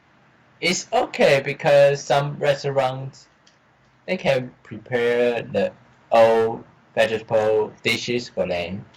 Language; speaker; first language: English; non-native, learner; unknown